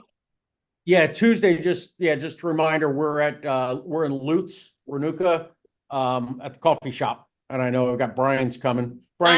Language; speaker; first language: English; native; English